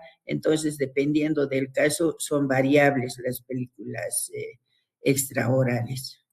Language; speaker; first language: Spanish; native; Spanish